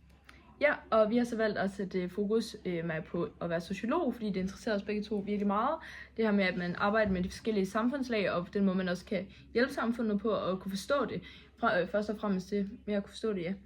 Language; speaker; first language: Danish; native; Danish